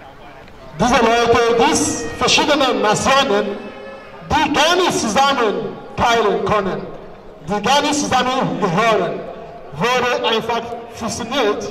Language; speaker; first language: German; non-native, fluent; Igbo